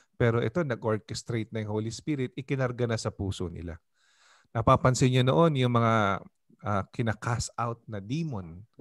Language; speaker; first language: Filipino; native; Filipino